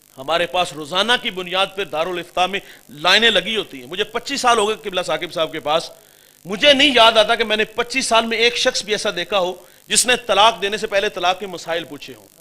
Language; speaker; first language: Urdu; non-native, local second language; Punjabi